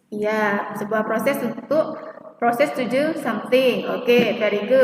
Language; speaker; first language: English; non-native, fluent; Indonesian